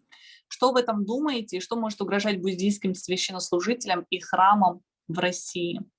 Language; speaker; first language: Russian; native; Russian